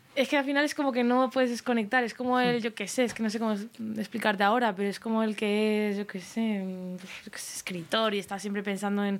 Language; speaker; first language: Spanish; native; Spanish